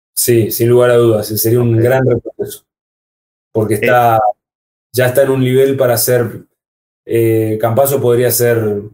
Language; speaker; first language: Spanish; native; Spanish